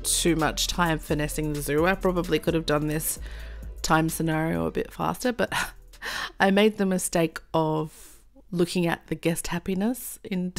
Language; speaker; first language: English; native; English